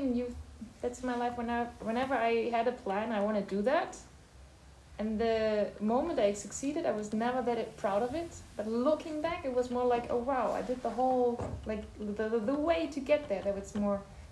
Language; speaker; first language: English; non-native, fluent; German